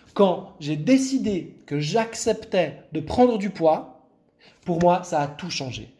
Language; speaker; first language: French; non-native, local second language; Arabic